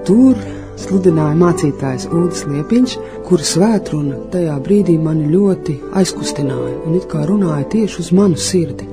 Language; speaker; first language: Latvian; native; Latvian